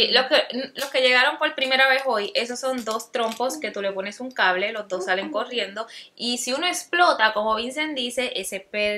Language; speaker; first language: Spanish; native; Spanish